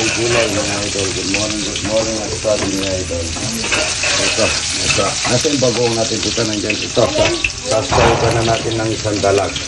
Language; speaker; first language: Filipino; non-native, local second language; Pampanga